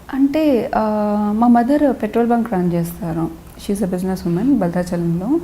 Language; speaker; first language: Telugu; non-native, local second language; Lambadi